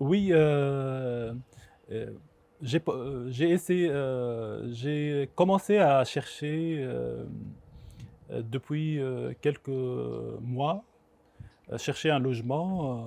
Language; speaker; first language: French; non-native, local second language; Arabic